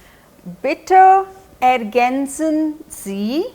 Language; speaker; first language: German; non-native, fluent; Hindi